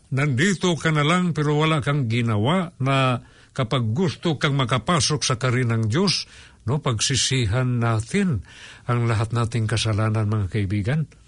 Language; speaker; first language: Filipino; non-native, local second language; Cebuano